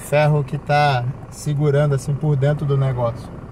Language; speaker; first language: Portuguese; native; Portuguese